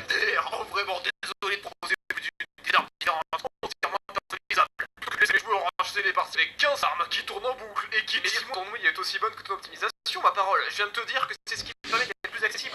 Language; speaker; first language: French; native; French